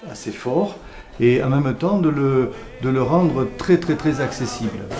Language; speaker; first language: French; native; French